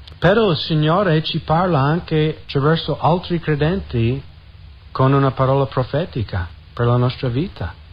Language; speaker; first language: Italian; non-native, fluent; English